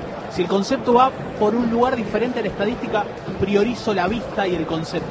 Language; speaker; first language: Spanish; native; Spanish